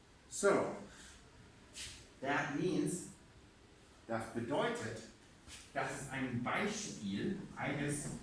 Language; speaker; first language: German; non-native, fluent; English